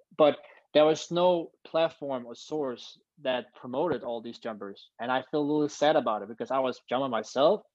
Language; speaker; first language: English; non-native, fluent; Danish